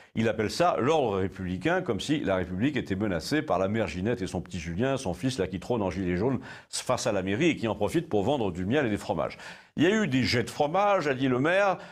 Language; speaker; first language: French; native; French